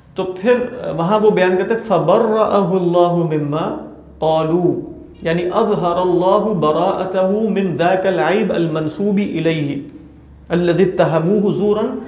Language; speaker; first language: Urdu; native; Urdu